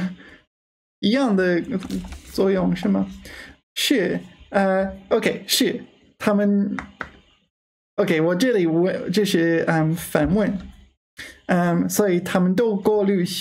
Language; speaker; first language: Chinese; non-native, learner; English